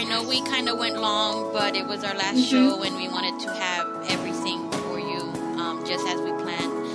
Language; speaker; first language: English; non-native, local second language; Spanish